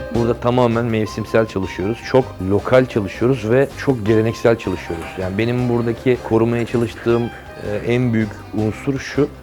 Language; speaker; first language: Turkish; native; Turkish